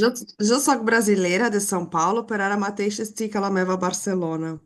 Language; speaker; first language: Catalan; non-native, fluent; Portuguese